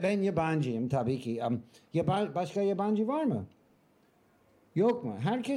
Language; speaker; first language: Turkish; non-native, fluent; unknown